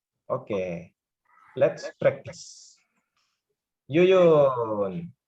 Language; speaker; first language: English; non-native, learner; Indonesian